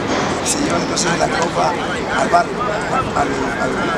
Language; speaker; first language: Spanish; native; Spanish